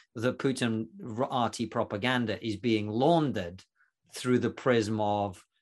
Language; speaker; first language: English; non-native, fluent; Russian